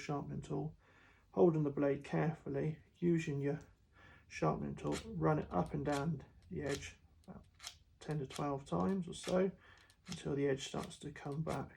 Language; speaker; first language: English; native; English